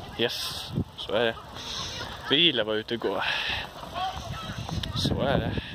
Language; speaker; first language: Swedish; native; Swedish